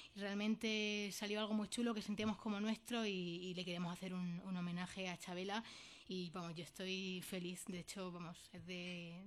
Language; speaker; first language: Spanish; native; Spanish